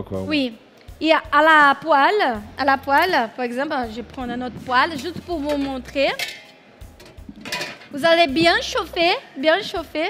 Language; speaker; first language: French; non-native, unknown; Portuguese